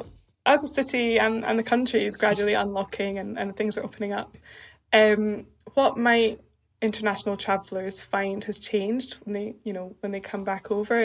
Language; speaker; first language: English; native; English